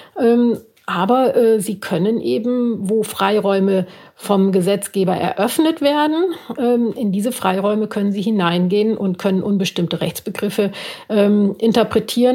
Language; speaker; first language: German; native; German